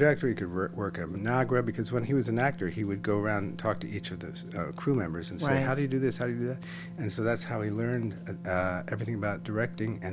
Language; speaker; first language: English; native; English